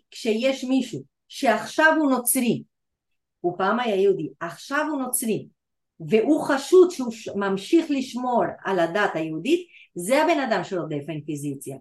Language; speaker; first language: Hebrew; non-native, fluent; Spanish